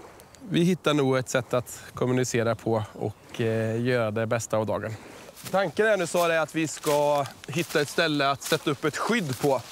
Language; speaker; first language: Swedish; native; Swedish